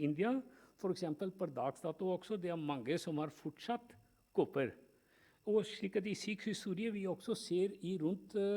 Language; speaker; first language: Norwegian; non-native, fluent; Punjabi